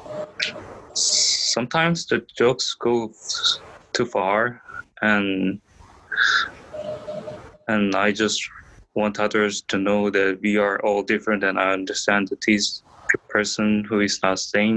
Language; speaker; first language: English; non-native, learner; Korean